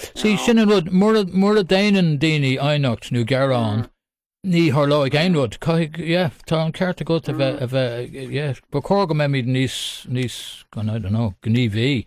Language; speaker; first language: Irish; non-native, local second language; English